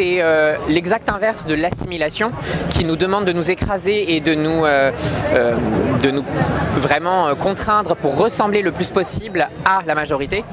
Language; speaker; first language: French; native; French